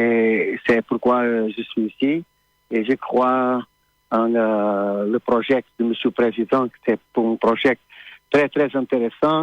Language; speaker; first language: French; non-native, learner; Portuguese